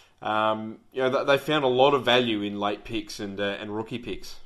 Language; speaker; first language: English; native; English